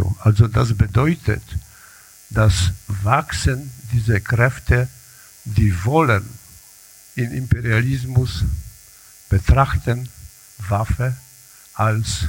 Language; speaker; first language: German; non-native, learner; Polish